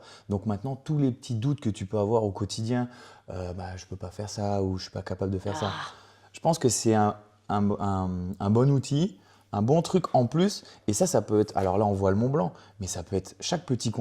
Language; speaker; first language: French; native; French